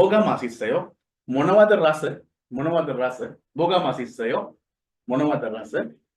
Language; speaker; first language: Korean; non-native, learner; Sinhala